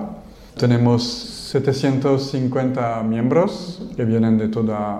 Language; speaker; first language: Spanish; non-native, fluent; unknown